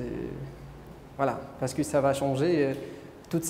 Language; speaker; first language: French; non-native, fluent; Arabic